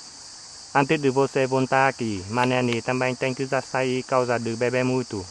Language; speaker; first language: Portuguese; non-native, learner; Vietnamese